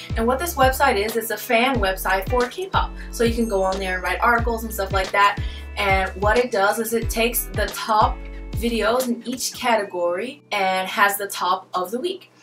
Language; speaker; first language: English; native; English